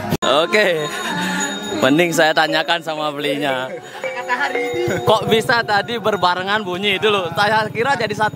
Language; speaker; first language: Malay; non-native, local second language; Balinese